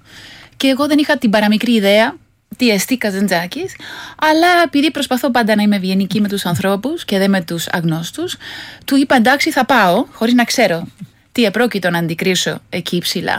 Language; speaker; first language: Greek; non-native, fluent; Spanish